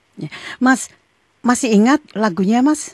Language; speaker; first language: Indonesian; native; Indonesian